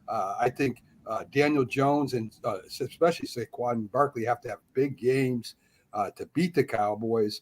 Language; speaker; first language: English; native; English